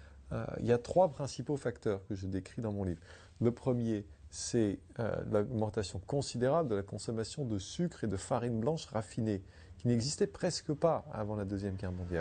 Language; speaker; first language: French; native; French